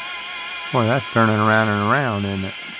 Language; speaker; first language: English; native; English